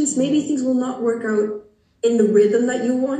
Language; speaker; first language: English; non-native, fluent; Portuguese